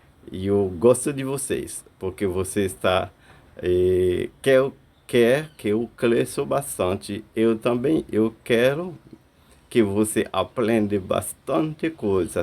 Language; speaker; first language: Portuguese; non-native, fluent; Haitian Creole